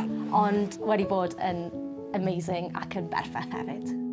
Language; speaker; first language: Welsh; native; Welsh